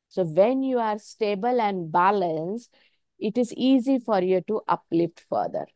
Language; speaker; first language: English; non-native, local second language; Marathi